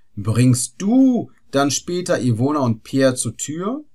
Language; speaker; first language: German; non-native, fluent; Arabic